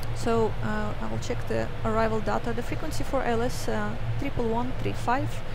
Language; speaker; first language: English; non-native, fluent; Estonian